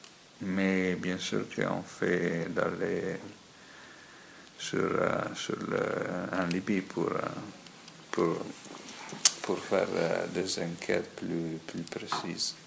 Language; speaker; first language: French; non-native, fluent; Italian